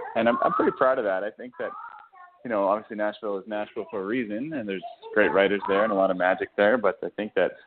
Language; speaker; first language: English; native; English